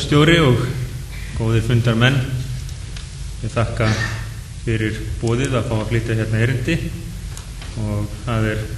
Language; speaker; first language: Icelandic; native; Icelandic